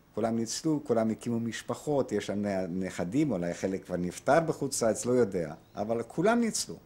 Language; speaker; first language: Hebrew; non-native, fluent; Polish